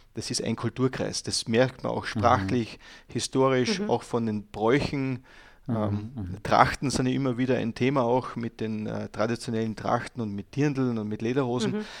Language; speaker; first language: German; native; German